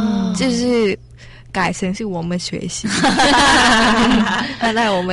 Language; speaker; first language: Chinese; non-native, learner; Thai